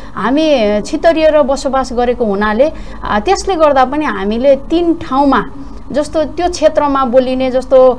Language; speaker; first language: Nepali; non-native, local second language; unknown